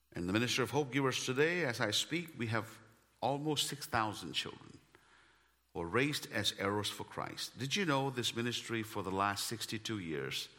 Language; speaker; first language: English; non-native, local second language; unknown